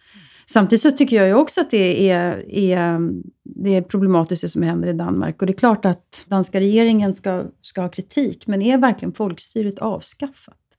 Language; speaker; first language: Swedish; native; Swedish